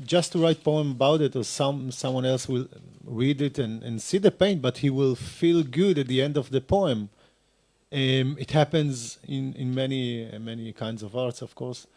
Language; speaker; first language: English; non-native, fluent; Hebrew